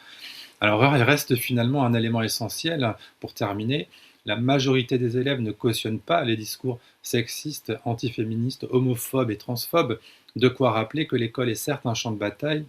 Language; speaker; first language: French; native; French